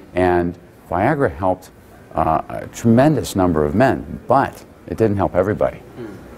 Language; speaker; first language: English; native; English